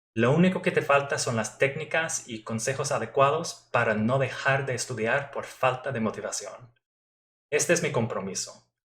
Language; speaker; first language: Spanish; non-native, fluent; English